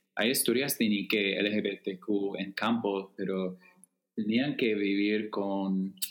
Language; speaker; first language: Spanish; non-native, fluent; English